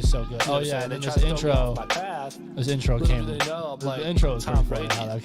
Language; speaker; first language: English; native; English